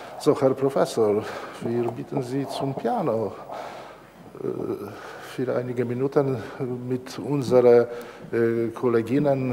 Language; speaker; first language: German; non-native, learner; Polish